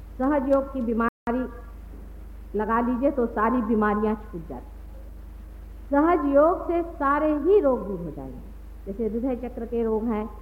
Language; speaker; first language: Hindi; non-native, local second language; Marathi